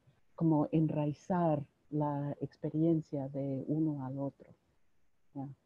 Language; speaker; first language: Spanish; non-native, fluent; English